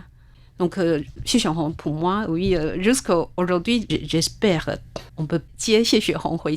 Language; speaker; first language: French; non-native, fluent; Chinese